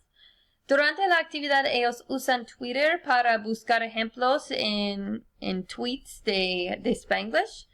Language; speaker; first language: Spanish; non-native, fluent; English